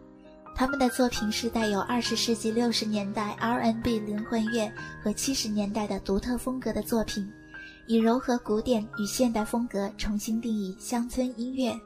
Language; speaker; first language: Chinese; native; Chinese